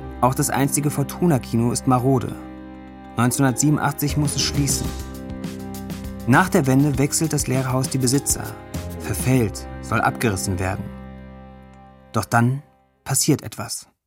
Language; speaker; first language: German; native; German